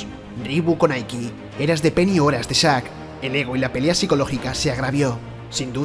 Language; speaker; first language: Spanish; native; Spanish